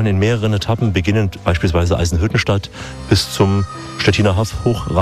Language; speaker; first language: German; native; German